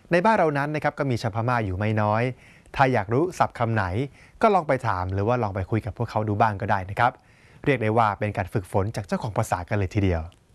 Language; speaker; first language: Thai; native; Thai